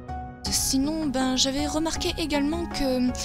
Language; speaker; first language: French; native; French